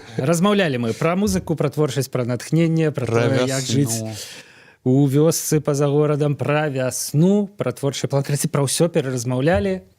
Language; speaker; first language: Belarusian; native; Belarusian